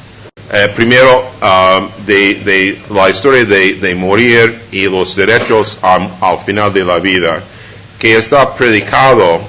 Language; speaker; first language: Spanish; non-native, fluent; English